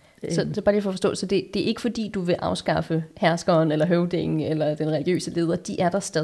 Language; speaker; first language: Danish; native; Danish